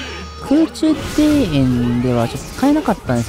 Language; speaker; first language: Japanese; native; Japanese